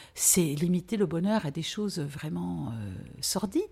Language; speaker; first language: French; native; French